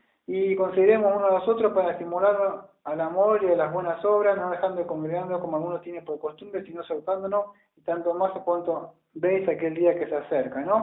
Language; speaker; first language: Spanish; native; Spanish